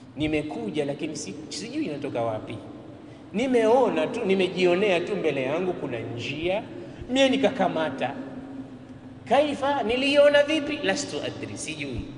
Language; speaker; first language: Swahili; native; Swahili